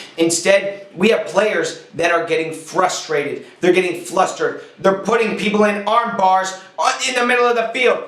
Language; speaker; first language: English; native; English